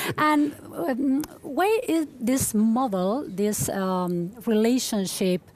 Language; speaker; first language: English; non-native, fluent; Spanish